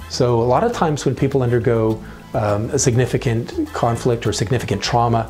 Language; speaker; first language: English; native; English